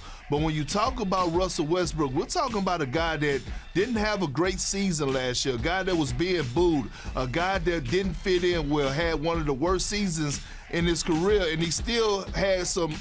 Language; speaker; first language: English; native; English